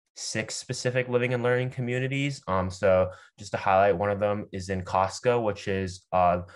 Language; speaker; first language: English; native; English